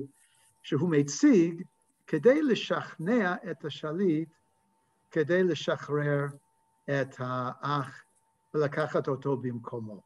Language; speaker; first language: Hebrew; non-native, fluent; English